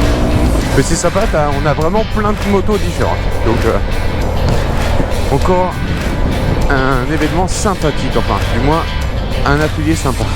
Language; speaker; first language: French; native; French